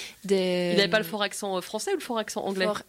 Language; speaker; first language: French; native; French